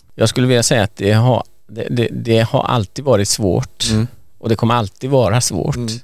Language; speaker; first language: Swedish; early bilingual, other home language; Persian